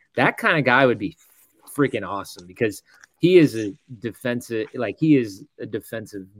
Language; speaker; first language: English; native; English